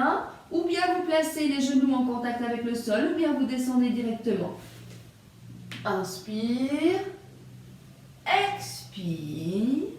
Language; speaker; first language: French; native; French